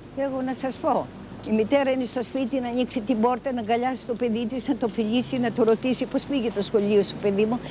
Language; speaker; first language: Greek; native; Greek